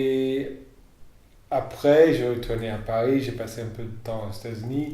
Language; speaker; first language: French; non-native, fluent; English